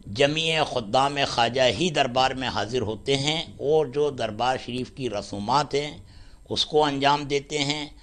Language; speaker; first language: Hindi; native; Hindi